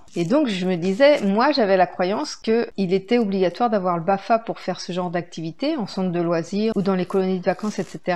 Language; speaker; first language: French; native; French